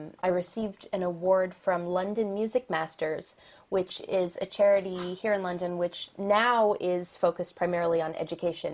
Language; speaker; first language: English; native; English